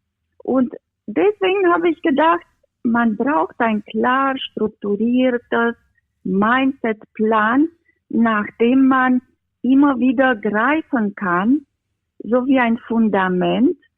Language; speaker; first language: German; non-native, fluent; Romanian